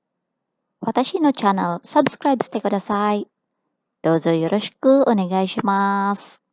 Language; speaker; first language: Japanese; non-native, learner; Filipino